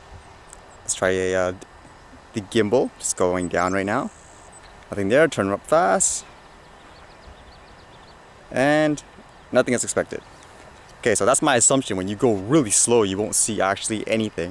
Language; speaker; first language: English; native; English